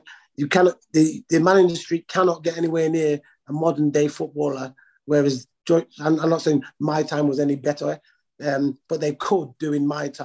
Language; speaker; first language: English; native; English